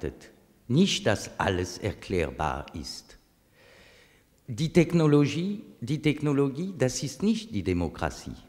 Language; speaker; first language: German; non-native, fluent; French